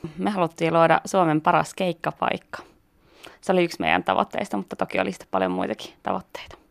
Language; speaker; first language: Finnish; native; Finnish